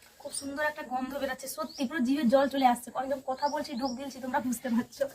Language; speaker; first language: Bangla; non-native, local second language; Santali